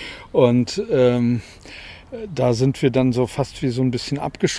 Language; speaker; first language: German; native; German